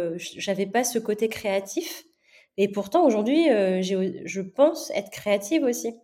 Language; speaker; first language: French; non-native, local second language; Gujarati